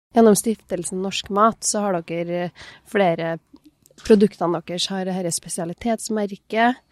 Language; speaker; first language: Norwegian; native; Norwegian